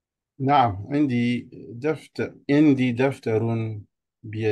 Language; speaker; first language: Arabic; non-native, learner; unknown